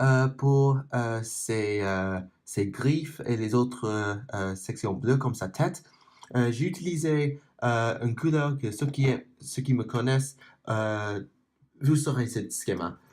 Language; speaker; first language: French; non-native, learner; English